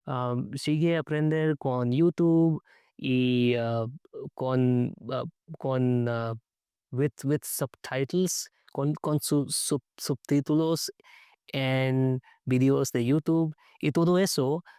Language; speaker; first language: Spanish; non-native, learner; English